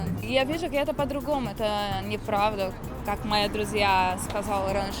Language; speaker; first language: Russian; non-native, learner; Portuguese